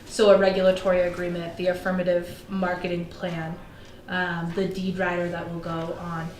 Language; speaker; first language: English; native; English